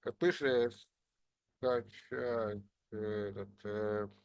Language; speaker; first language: Russian; non-native, local second language; Ukrainian